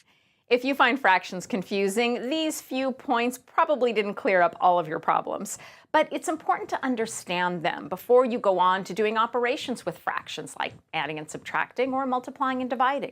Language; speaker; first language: English; native; English